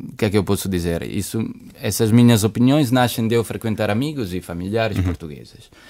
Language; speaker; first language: Portuguese; non-native, fluent; Italian